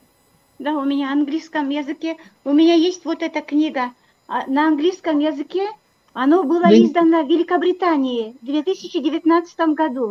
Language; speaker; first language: Russian; non-native, local second language; Kyrgyz